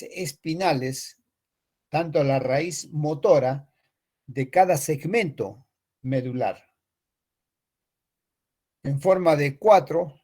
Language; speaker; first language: Spanish; native; Spanish